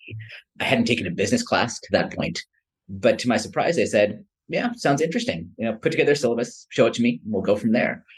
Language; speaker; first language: English; native; English